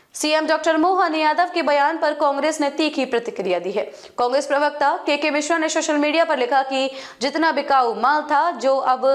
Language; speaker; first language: Hindi; native; Hindi